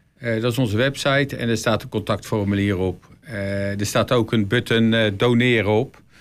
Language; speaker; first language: Dutch; native; Dutch